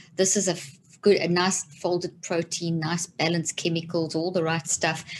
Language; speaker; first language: English; native; English